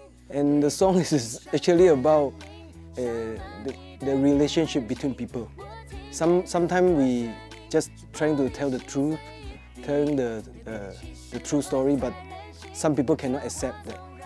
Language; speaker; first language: English; non-native, local second language; Chinese